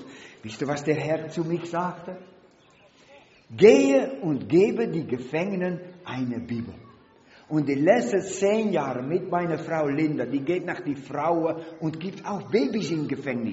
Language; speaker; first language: German; non-native, learner; Dutch